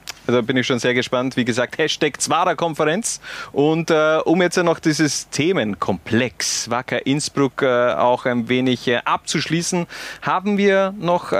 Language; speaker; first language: German; native; German